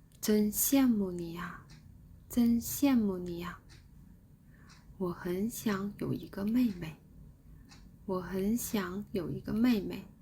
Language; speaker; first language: Chinese; non-native, fluent; Korean